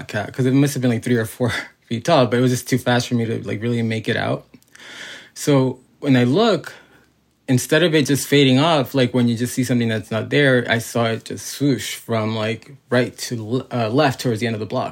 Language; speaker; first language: English; native; English